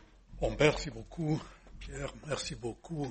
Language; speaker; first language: French; non-native, fluent; English